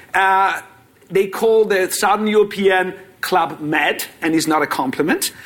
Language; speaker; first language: English; non-native, fluent; Italian